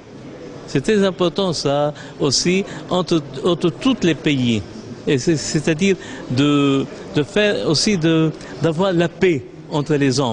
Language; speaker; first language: French; non-native, local second language; Arabic